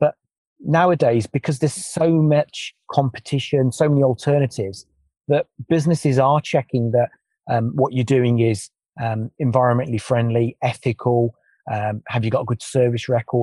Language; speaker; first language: English; native; English